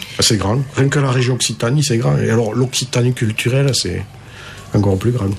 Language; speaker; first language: French; native; French